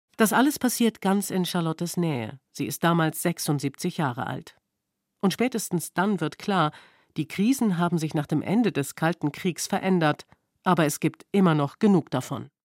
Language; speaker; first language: German; native; German